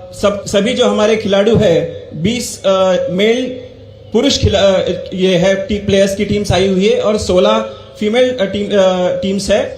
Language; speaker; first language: Hindi; non-native, local second language; Marathi